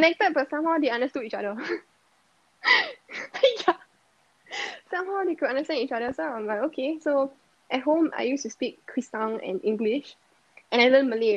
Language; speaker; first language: English; native; English